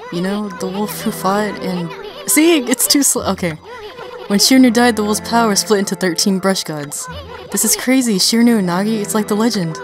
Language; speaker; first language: English; native; English